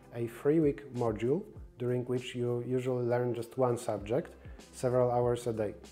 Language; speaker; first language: English; non-native, fluent; Polish